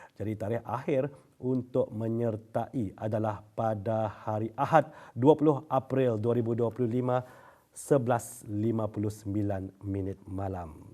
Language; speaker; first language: Malay; native; Malay